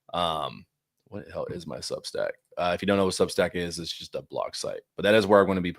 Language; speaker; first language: English; native; English